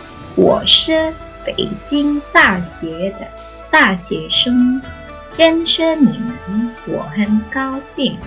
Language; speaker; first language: Chinese; non-native, fluent; Indonesian